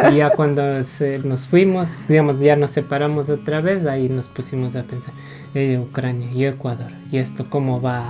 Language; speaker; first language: Spanish; native; Spanish